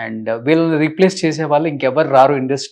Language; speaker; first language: Telugu; native; Telugu